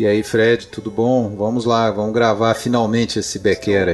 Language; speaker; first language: Portuguese; native; Portuguese